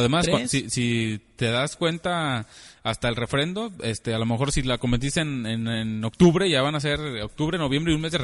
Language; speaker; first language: Spanish; native; Spanish